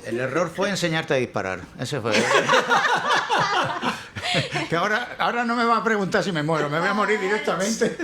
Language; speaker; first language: Spanish; native; Spanish